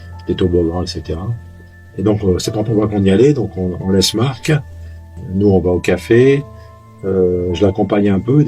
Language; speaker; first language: French; native; French